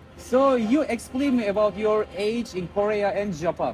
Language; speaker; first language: English; non-native, learner; Turkish